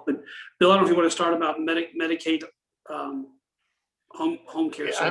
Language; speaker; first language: English; native; English